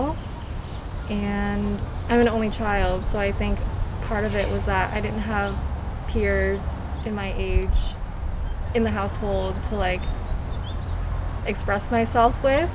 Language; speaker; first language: English; native; English